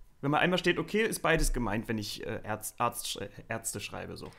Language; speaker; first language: German; native; German